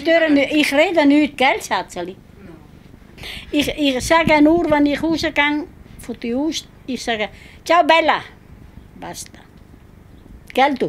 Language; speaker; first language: German; non-native, learner; Italian